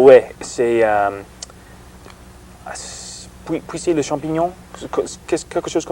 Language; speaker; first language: French; non-native, learner; English